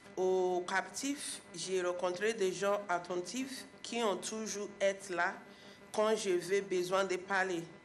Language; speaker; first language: French; non-native, learner; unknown